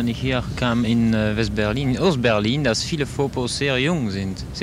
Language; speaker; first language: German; non-native, learner; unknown